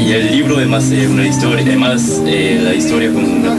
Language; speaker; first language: Spanish; non-native, learner; French